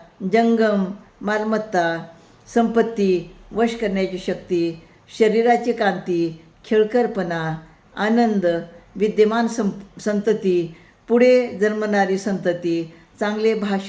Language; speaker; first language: Marathi; native; Marathi